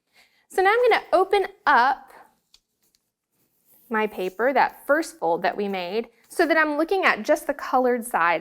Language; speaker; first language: English; native; English